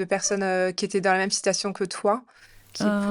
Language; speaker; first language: French; native; French